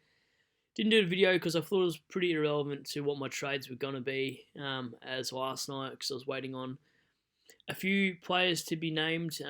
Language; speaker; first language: English; native; English